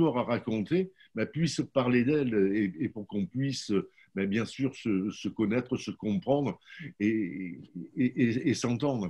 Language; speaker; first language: French; native; French